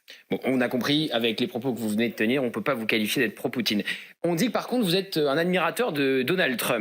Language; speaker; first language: French; native; French